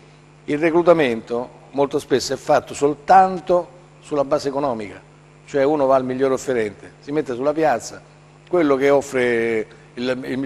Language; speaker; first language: Italian; native; Italian